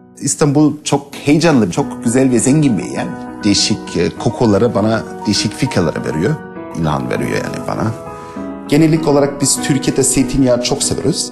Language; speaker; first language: Turkish; non-native, learner; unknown